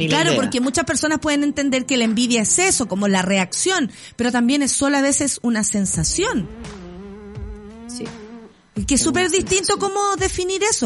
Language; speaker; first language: Spanish; native; Spanish